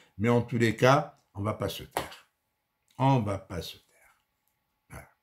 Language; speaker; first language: French; non-native, local second language; Arabic